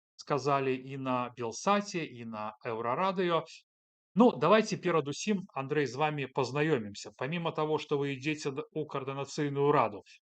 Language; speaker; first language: Belarusian; non-native, local second language; Russian